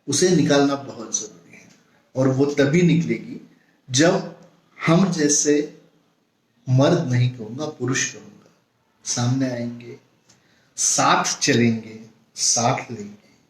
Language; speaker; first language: Hindi; non-native, local second language; Marathi